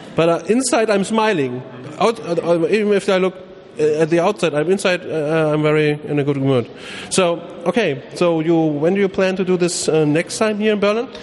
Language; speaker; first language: English; non-native, fluent; German